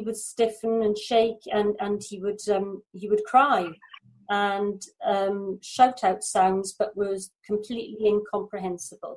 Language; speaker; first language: English; native; English